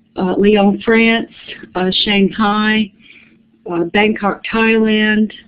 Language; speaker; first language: English; native; English